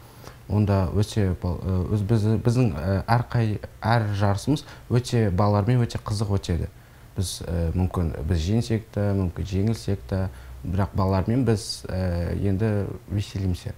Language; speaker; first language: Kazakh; non-native, local second language; Russian